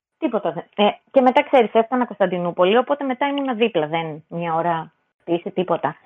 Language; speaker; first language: Greek; native; Greek